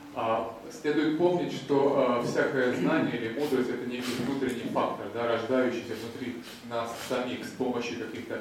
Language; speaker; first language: Russian; native; Russian